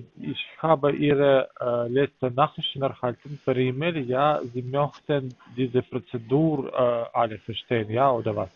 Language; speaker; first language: German; non-native, learner; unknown